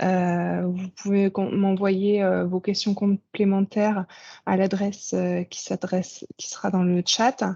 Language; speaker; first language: French; native; French